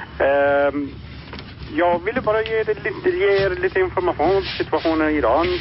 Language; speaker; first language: Swedish; non-native, fluent; Persian